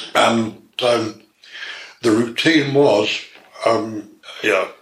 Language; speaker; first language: English; native; English